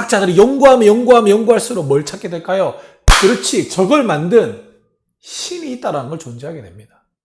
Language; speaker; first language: Korean; native; Korean